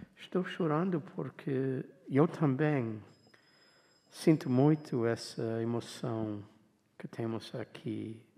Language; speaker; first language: Portuguese; non-native, fluent; English